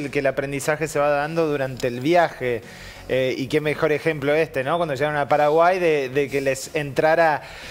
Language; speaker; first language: Spanish; native; Spanish